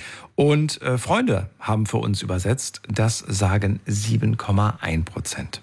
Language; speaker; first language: German; native; German